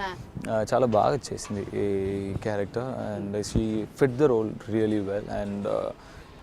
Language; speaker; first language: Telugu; non-native, learner; Tamil